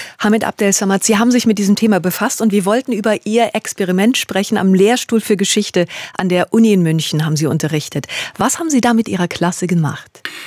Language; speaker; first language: German; native; German